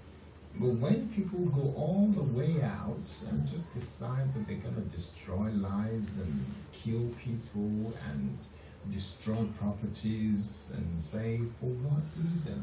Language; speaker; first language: English; non-native, local second language; Yoruba